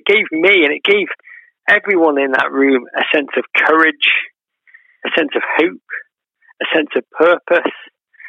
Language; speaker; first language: English; native; English